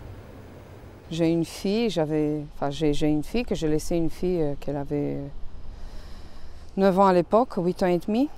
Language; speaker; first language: French; non-native, fluent; Romanian